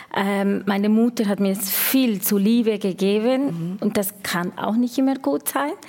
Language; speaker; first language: German; non-native, fluent; Spanish